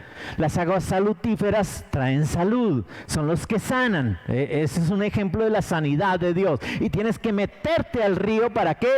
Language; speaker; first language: Spanish; native; Spanish